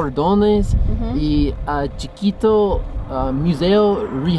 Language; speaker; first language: Spanish; non-native, learner; English